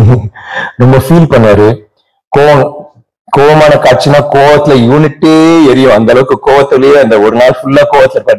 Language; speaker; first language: Tamil; native; Tamil